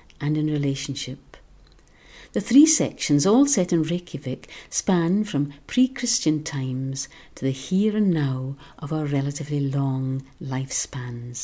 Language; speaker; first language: English; non-native, local second language; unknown